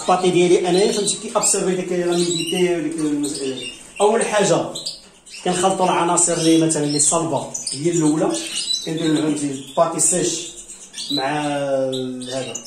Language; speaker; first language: Arabic; native; Arabic